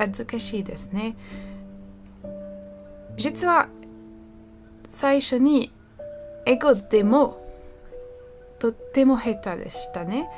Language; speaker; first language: Japanese; non-native, learner; French